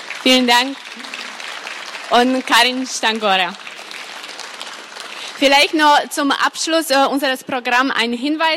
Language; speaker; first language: German; non-native, fluent; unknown